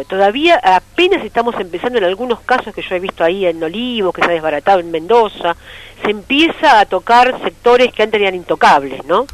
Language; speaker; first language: Spanish; native; Spanish